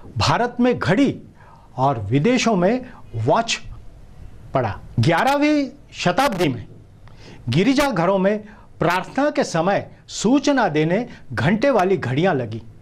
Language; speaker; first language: Hindi; non-native, local second language; Marathi